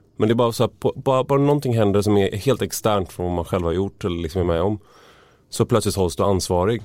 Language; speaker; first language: Swedish; native; Swedish